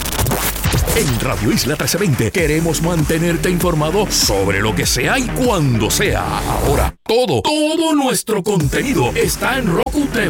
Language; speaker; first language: Spanish; native; Spanish